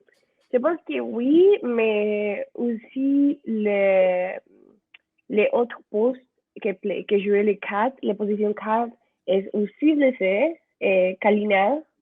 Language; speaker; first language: French; non-native, learner; Spanish